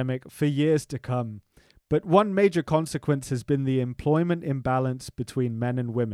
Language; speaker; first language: English; native; English